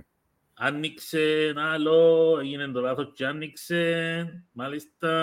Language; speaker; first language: Greek; native; Greek